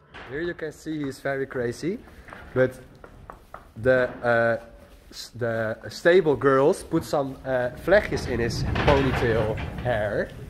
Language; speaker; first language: English; non-native, learner; Western Frisian